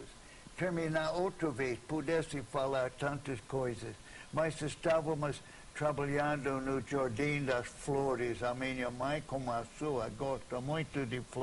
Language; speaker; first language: Portuguese; non-native, fluent; English